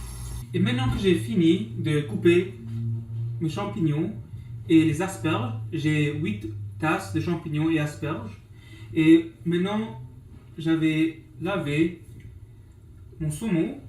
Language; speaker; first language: French; non-native, local second language; English